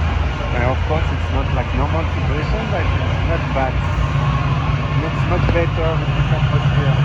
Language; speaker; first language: English; non-native, fluent; French